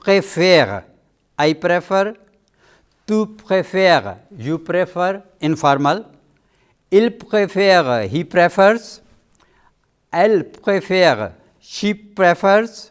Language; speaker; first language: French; non-native, fluent; Urdu